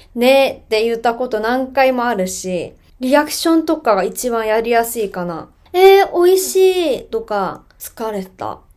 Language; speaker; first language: Japanese; non-native, fluent; Korean